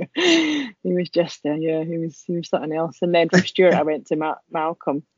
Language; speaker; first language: English; native; English